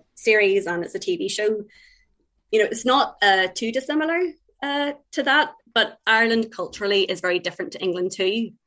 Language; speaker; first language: English; native; English